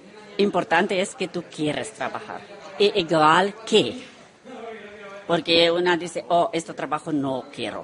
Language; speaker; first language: Spanish; non-native, learner; Romanian